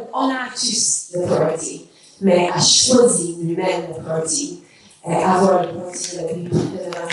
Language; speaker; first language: French; non-native, learner; English